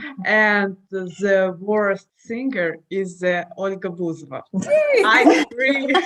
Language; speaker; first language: English; non-native, learner; Russian